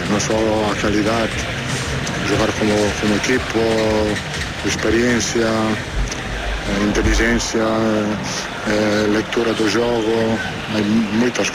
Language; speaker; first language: Portuguese; non-native, fluent; Italian